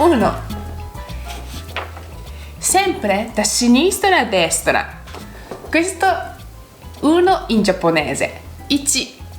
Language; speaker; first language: Italian; non-native, learner; Japanese